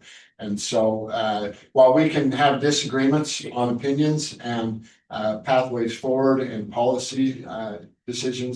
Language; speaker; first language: English; native; English